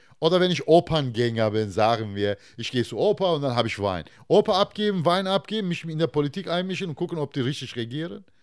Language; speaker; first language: German; non-native, fluent; Turkish